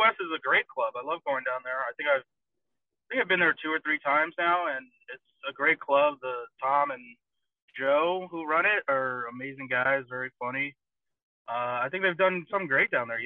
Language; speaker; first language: English; native; English